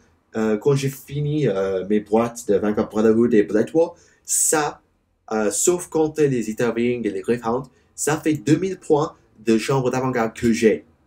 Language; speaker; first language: French; non-native, learner; English